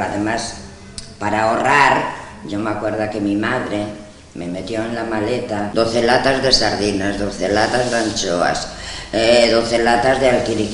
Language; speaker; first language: Spanish; non-native, local second language; Galician